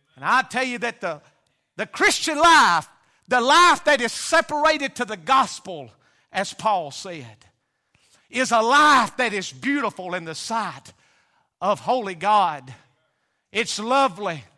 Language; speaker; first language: English; native; English